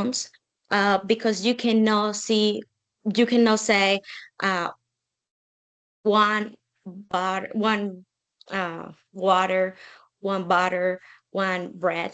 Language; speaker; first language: English; non-native, learner; Spanish